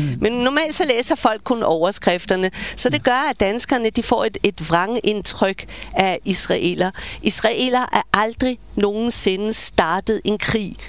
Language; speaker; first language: Danish; native; Danish